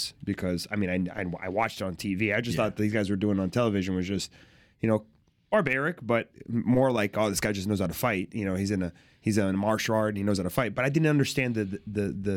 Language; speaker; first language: English; native; English